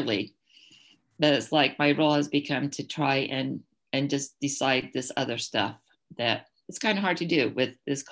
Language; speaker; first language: English; native; English